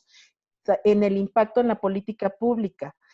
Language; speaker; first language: Spanish; native; Spanish